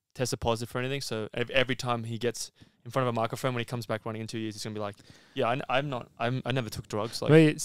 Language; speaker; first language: English; native; English